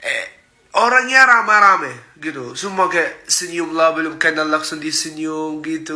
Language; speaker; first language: Indonesian; non-native, fluent; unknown